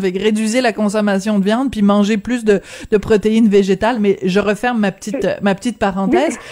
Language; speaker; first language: French; native; French